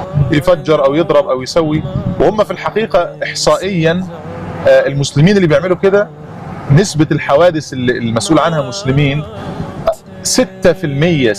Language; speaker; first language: Arabic; native; Arabic